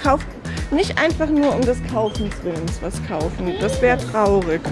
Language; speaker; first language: German; native; German